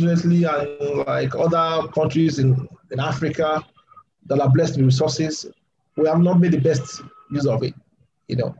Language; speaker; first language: English; non-native, local second language; Yoruba